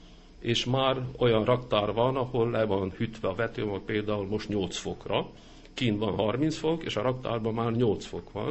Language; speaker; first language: Hungarian; native; Hungarian